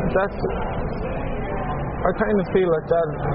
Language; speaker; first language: English; native; English